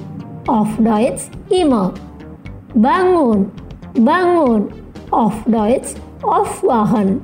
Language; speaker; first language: German; non-native, fluent; Indonesian